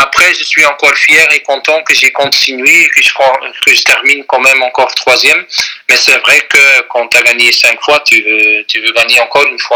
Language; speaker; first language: French; non-native, fluent; Dutch